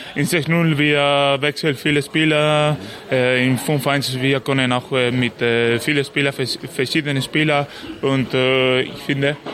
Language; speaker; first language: German; non-native, learner; Spanish